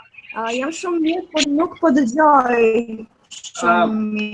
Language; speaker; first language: Albanian; non-native, learner; Serbian